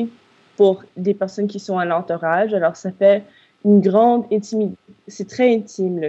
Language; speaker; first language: French; non-native, local second language; English